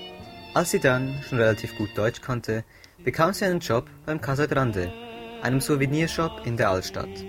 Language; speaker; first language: German; native; German